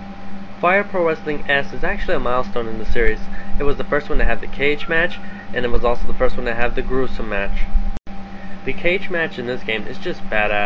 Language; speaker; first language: English; native; English